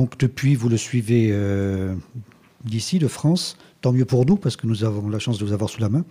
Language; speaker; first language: French; native; French